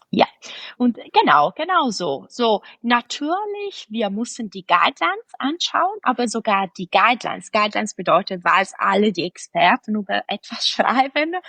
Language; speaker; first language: German; non-native, fluent; Italian